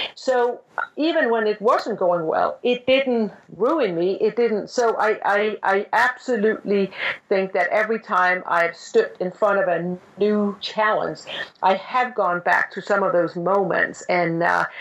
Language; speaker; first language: English; non-native, fluent; Danish